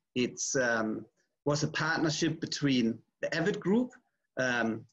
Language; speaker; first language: English; non-native, fluent; German